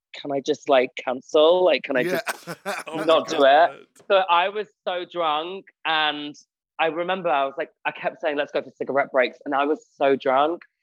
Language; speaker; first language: English; native; English